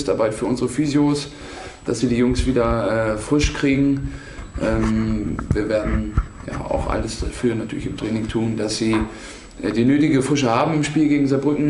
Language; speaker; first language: German; native; German